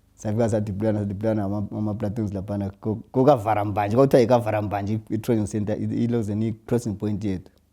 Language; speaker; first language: Zulu; native; Zulu